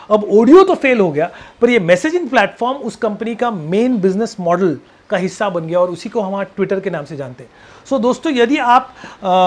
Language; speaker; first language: Hindi; non-native, local second language; Marathi